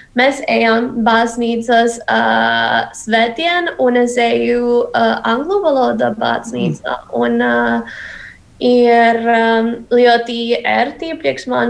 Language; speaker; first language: Latvian; non-native, learner; Spanish